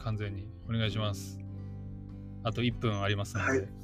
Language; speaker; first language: Japanese; native; Japanese